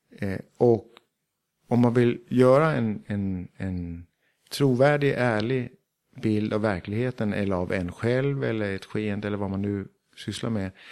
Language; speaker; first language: Swedish; early bilingual, heritage; Swedish